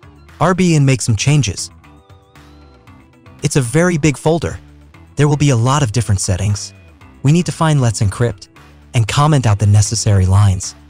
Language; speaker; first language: English; non-native, fluent; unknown